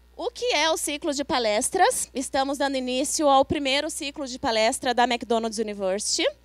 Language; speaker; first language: Portuguese; native; Portuguese